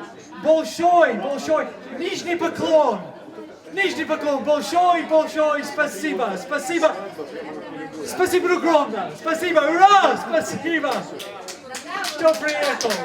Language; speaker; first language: Russian; non-native, learner; English